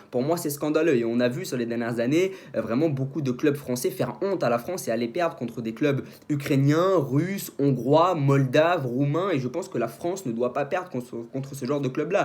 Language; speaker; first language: French; native; French